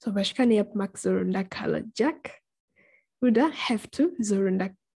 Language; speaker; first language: Turkish; non-native, fluent; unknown